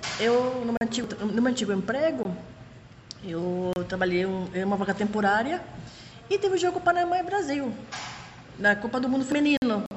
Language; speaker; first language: Portuguese; non-native, fluent; Spanish